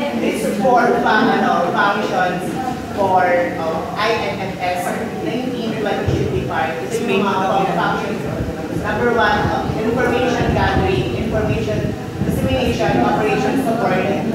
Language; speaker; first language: English; non-native, local second language; Filipino